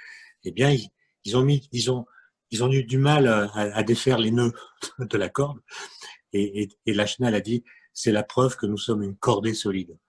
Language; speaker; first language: French; native; French